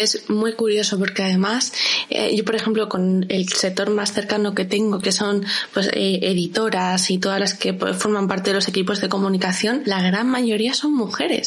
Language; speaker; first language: Spanish; native; Spanish